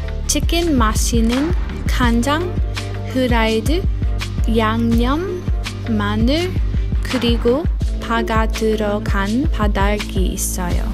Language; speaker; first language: Korean; non-native, learner; English